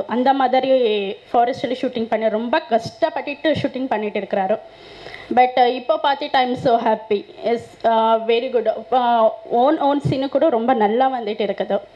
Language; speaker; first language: Tamil; non-native, learner; Kannada